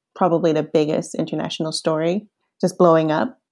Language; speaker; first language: English; early bilingual, other home language; Cantonese